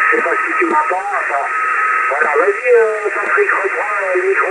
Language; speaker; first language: French; native; French